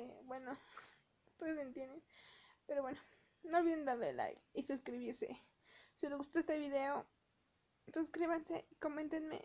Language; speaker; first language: Spanish; native; Spanish